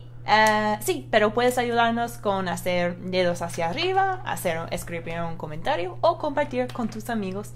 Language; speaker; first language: Spanish; non-native, fluent; English